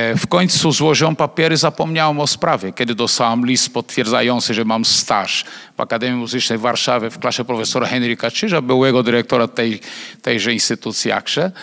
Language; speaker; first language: Polish; non-native, fluent; Portuguese